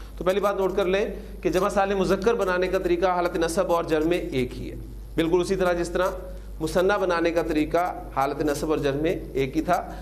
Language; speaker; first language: Urdu; native; Urdu